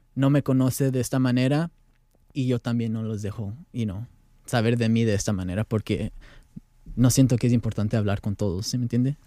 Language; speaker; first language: Spanish; early bilingual, heritage; Spanish